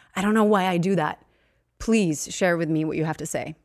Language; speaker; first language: English; non-native, fluent; Swedish